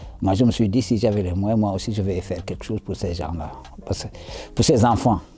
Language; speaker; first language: French; non-native, local second language; Wolof